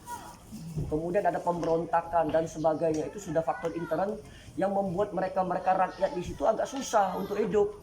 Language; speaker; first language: Indonesian; native; Indonesian